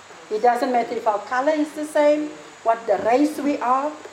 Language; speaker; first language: English; non-native, local second language; Afrikaans